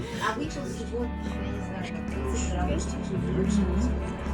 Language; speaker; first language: Russian; non-native, learner; Korean